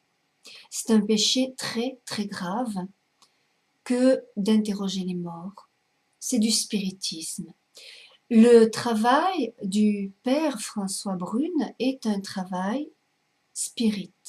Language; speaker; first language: French; native; French